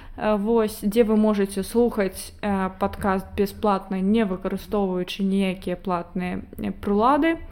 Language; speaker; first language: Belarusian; non-native, local second language; Russian